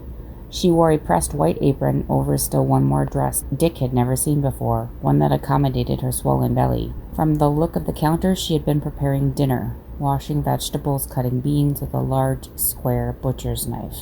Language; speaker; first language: English; native; English